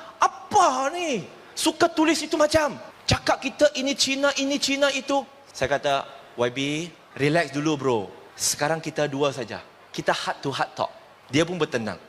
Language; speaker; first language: Malay; non-native, local second language; Chinese